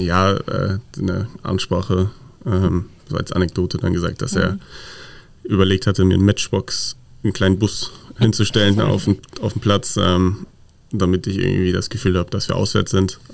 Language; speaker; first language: German; native; German